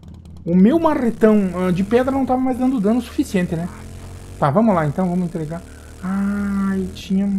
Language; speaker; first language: Portuguese; native; Portuguese